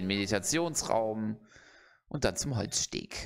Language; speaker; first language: German; native; German